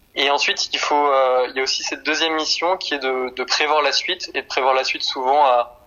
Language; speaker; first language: French; native; French